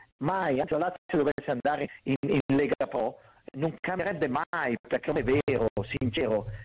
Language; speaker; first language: Italian; native; Italian